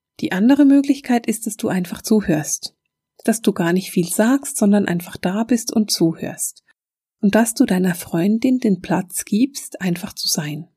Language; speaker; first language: German; native; German